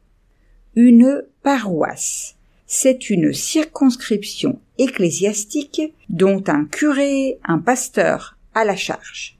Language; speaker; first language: French; native; French